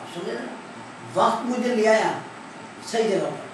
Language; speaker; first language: Urdu; native; Urdu